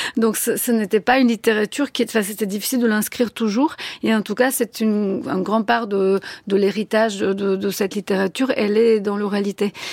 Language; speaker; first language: French; non-native, fluent; Bulgarian